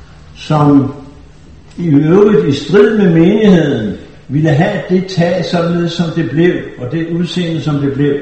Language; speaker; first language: Danish; native; Danish